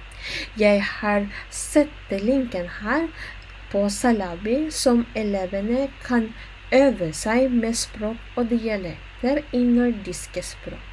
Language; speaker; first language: Norwegian; non-native, learner; Filipino